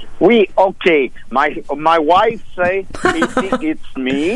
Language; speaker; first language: English; non-native, learner; French